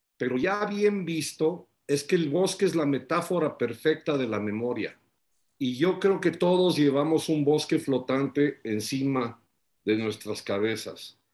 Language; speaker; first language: Spanish; native; Spanish